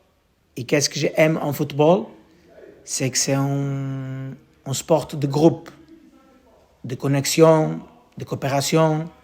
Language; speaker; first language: French; non-native, learner; Portuguese